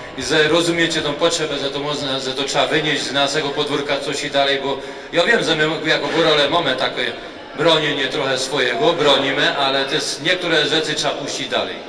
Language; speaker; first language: Polish; native; Polish